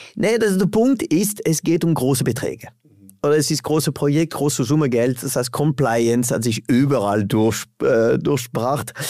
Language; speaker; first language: German; non-native, fluent; French